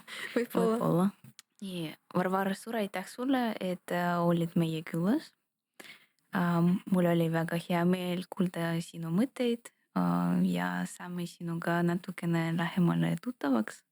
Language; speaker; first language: Estonian; non-native, local second language; Russian